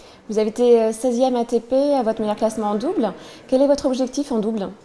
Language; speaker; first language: French; native; French